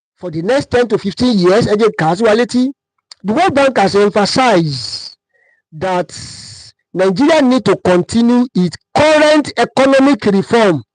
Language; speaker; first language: English; non-native, local second language; Yoruba